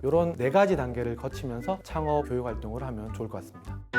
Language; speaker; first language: Korean; native; Korean